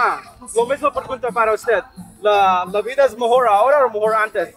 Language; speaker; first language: Spanish; non-native, learner; English